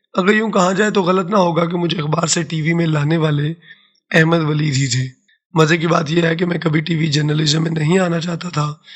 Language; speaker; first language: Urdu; non-native, local second language; Saraiki